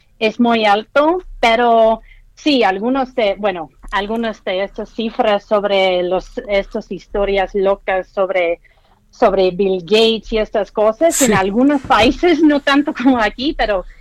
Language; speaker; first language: Spanish; non-native, fluent; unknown